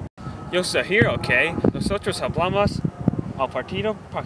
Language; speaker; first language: Spanish; non-native, learner; English